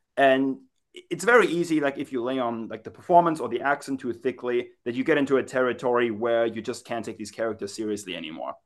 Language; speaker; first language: English; non-native, fluent; German